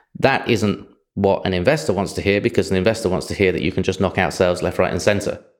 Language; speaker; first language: English; native; English